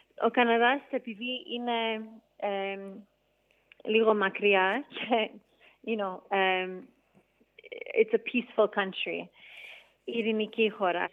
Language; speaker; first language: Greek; early bilingual, heritage; Greek